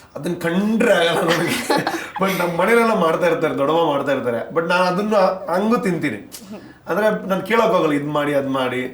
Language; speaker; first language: Kannada; non-native, local second language; Tulu